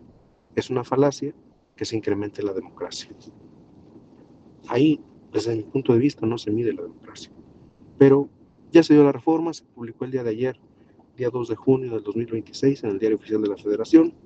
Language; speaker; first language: Spanish; native; Spanish